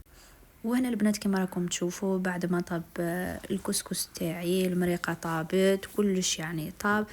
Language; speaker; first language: Arabic; native; Arabic